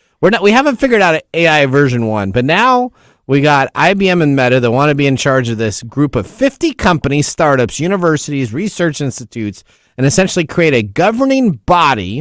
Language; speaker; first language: English; native; English